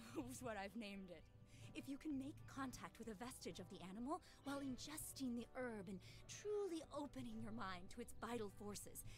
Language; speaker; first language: English; non-native, fluent; Romanian